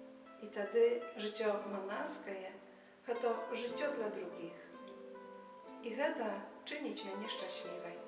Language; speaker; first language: Polish; non-native, learner; Belarusian